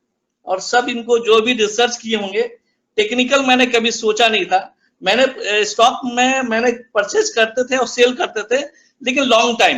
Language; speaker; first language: Hindi; native; Hindi